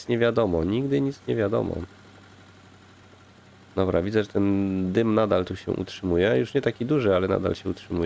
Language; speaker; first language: Polish; native; Polish